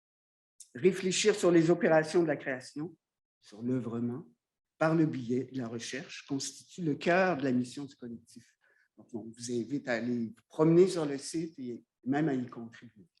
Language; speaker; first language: French; native; French